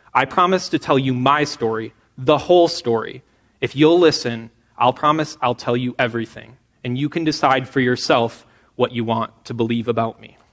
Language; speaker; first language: English; native; English